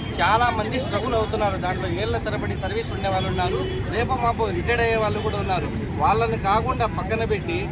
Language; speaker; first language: Telugu; native; Telugu